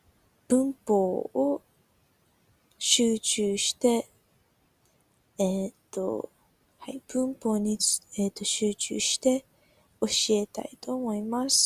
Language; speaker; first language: Japanese; non-native, learner; English